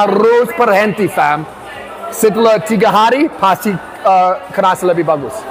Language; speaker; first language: Indonesian; non-native, learner; English